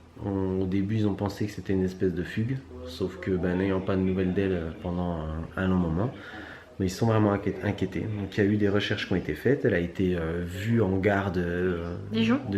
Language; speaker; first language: French; native; French